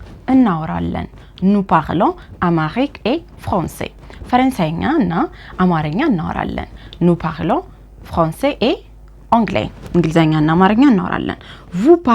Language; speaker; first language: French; non-native, fluent; Amharic